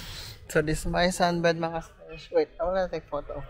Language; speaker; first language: English; non-native, local second language; Filipino